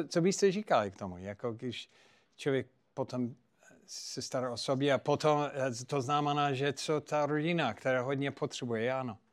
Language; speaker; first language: Czech; non-native, fluent; English